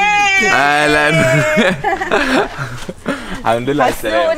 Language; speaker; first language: Arabic; native; Arabic